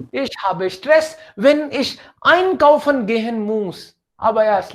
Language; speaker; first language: German; non-native, fluent; Hindi